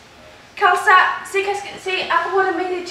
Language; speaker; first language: French; non-native, learner; English